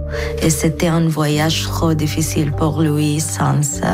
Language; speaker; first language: French; non-native, learner; Arabic